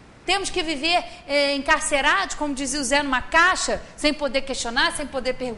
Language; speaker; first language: Portuguese; native; Portuguese